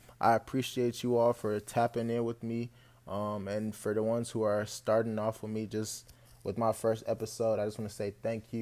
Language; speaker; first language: English; native; English